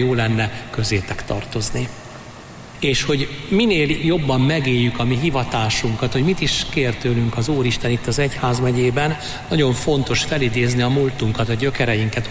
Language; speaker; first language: Hungarian; native; Hungarian